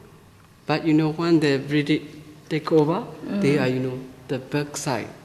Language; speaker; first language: English; non-native, learner; Burmese